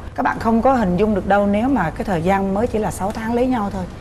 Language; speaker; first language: Vietnamese; native; Vietnamese